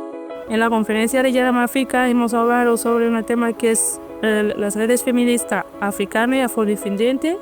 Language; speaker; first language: Spanish; non-native, fluent; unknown